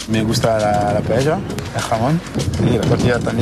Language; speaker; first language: Spanish; non-native, learner; French